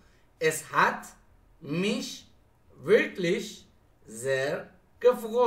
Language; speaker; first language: German; non-native, fluent; Persian